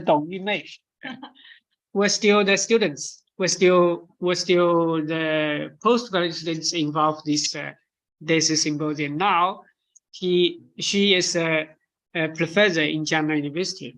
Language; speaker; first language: English; non-native, fluent; Chinese